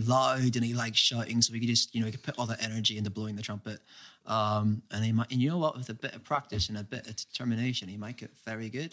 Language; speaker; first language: English; native; English